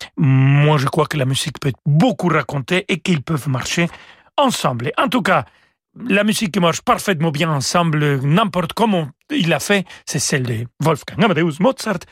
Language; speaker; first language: French; non-native, fluent; Spanish